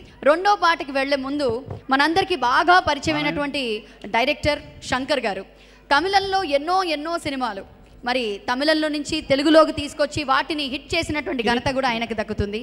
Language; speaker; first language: Telugu; native; Telugu